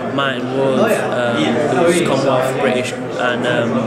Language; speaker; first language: English; native; English